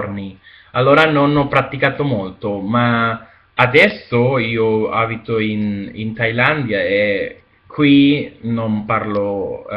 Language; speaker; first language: Italian; non-native, learner; Spanish